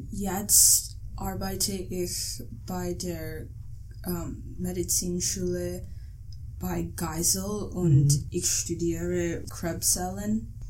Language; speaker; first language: German; non-native, learner; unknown